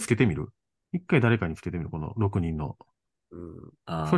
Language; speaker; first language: Japanese; native; Japanese